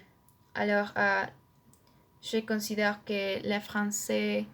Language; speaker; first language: French; non-native, learner; Spanish